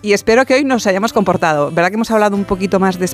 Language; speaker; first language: Spanish; native; Spanish